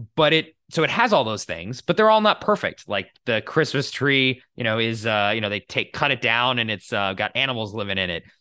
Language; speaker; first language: English; native; English